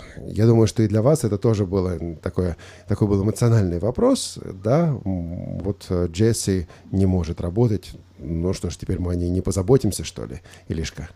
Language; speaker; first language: Russian; native; Russian